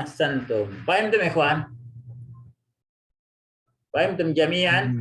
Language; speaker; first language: Arabic; non-native, fluent; Indonesian